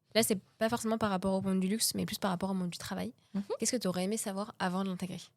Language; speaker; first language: French; native; French